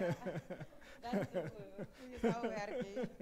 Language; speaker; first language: Dutch; non-native, learner; Papiamento